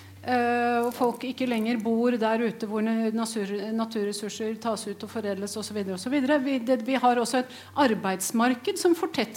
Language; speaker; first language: Norwegian; native; Norwegian